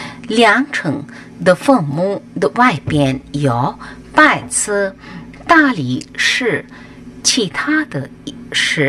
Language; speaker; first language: Chinese; non-native, fluent; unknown